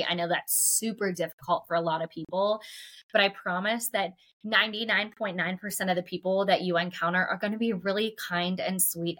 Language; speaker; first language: English; native; English